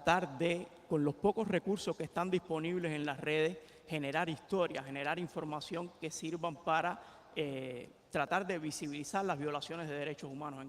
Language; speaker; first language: Spanish; native; Spanish